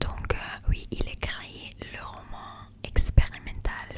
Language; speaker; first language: French; non-native, learner; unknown